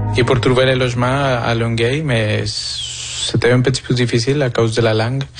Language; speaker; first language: French; non-native, fluent; Spanish